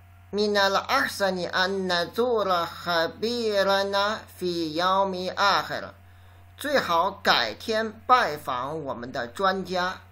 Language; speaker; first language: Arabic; non-native, learner; Chinese